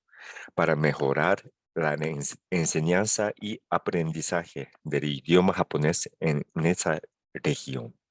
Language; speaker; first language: Spanish; non-native, fluent; Japanese